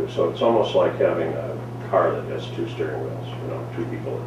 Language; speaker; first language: English; native; English